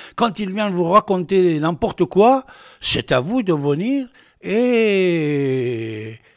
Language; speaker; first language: French; non-native, fluent; Persian